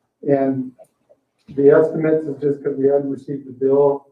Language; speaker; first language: English; native; English